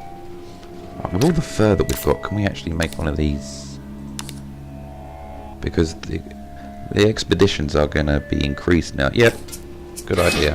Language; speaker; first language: English; native; English